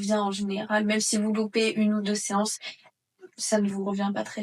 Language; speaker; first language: French; native; French